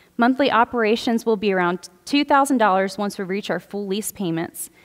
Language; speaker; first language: English; native; English